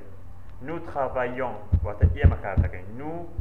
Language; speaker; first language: French; non-native, learner; Central Kurdish